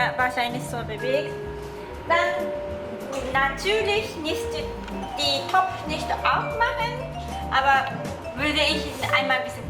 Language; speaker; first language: German; non-native, learner; Japanese